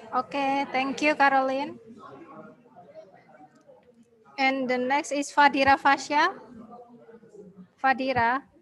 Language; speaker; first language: English; non-native, learner; Indonesian